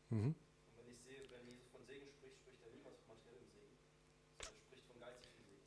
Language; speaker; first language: German; native; German